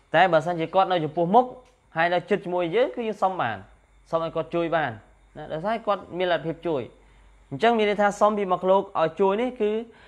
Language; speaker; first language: Khmer; native; Khmer